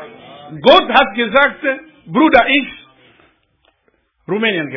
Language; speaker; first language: German; non-native, learner; Romanian